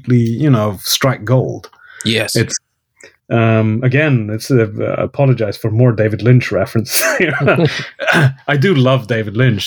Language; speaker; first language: English; non-native, fluent; Swedish